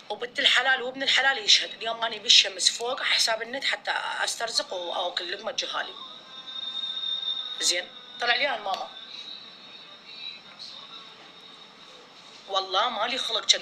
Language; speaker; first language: Arabic; native; Arabic